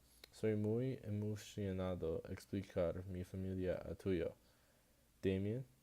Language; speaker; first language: Spanish; non-native, learner; English